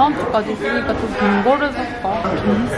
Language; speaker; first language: Korean; native; Korean